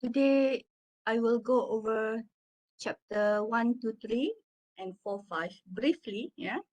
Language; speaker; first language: English; non-native, local second language; Malay